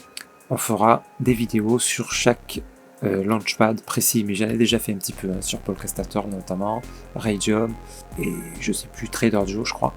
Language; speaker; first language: French; native; French